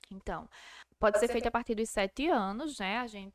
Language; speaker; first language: Portuguese; native; Portuguese